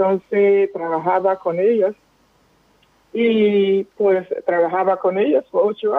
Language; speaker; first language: Spanish; non-native, fluent; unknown